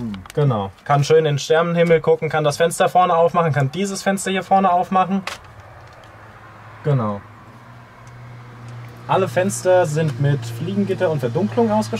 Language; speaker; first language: German; native; German